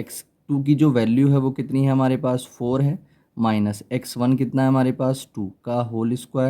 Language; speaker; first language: Hindi; native; Hindi